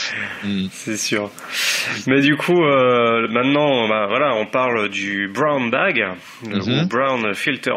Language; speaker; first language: French; native; French